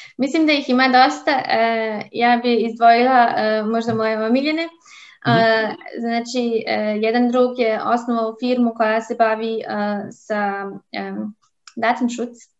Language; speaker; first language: Croatian; native; Croatian